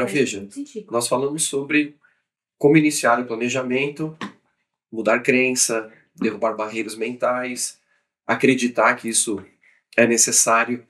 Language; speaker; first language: Portuguese; native; Portuguese